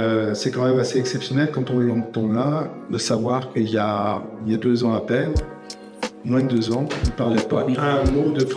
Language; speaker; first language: French; native; French